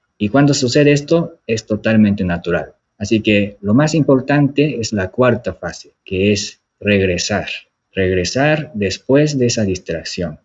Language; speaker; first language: Spanish; non-native, fluent; Japanese